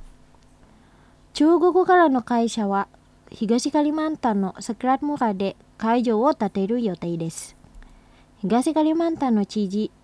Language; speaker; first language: Japanese; non-native, fluent; Indonesian